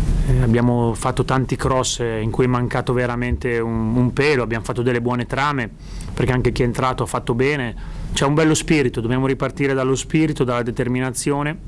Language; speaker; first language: Italian; native; Italian